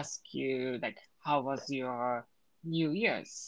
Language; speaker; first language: English; non-native, learner; Japanese